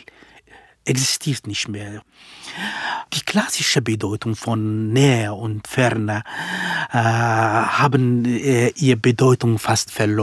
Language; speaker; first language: German; non-native, fluent; Kurdish